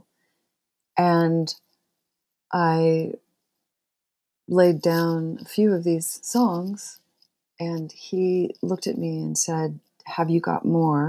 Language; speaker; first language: English; native; English